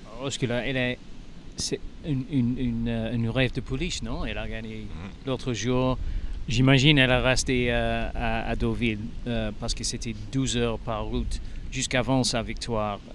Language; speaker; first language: French; non-native, learner; English